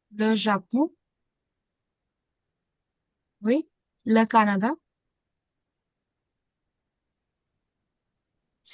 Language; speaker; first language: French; non-native, fluent; Hindi